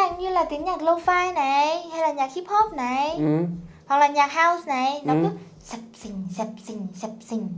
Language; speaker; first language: Vietnamese; native; Vietnamese